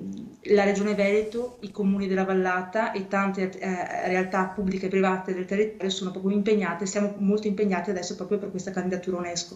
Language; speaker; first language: Italian; native; Italian